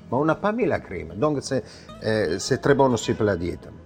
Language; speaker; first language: French; non-native, fluent; Italian